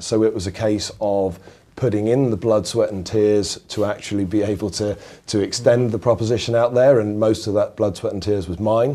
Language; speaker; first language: English; native; English